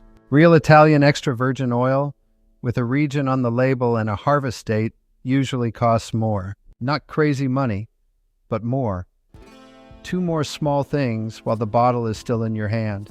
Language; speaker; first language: English; non-native, fluent; Italian